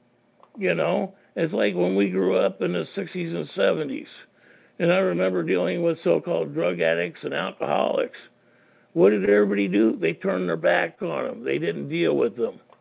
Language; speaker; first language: English; native; English